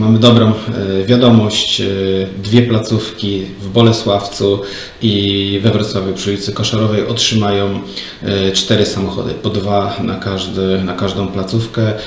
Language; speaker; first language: Polish; native; Polish